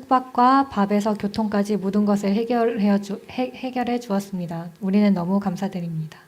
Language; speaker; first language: Korean; native; Korean